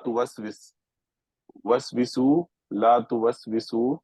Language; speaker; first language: Arabic; non-native, learner; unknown